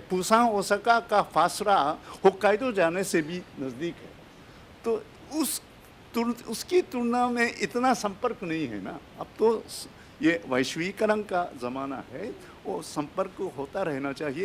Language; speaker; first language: Hindi; non-native, fluent; Japanese